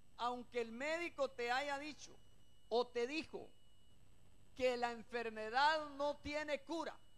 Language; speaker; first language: Spanish; native; Spanish